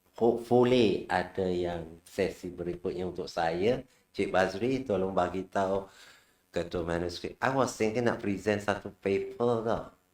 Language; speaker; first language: Malay; non-native, local second language; Chinese